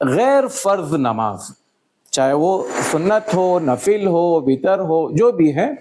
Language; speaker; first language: Urdu; native; Urdu